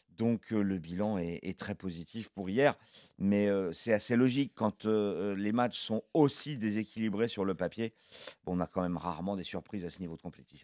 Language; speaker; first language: French; native; French